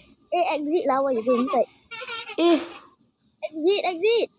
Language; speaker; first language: English; non-native, local second language; Malay